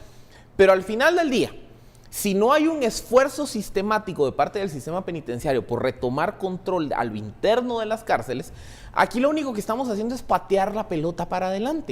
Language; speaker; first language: Spanish; native; Spanish